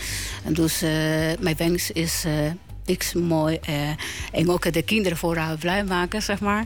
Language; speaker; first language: Dutch; non-native, learner; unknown